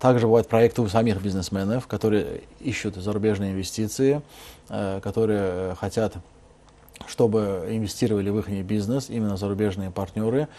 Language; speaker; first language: Russian; non-native, local second language; Azerbaijani